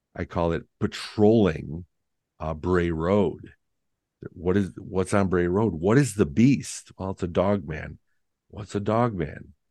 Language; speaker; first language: English; native; English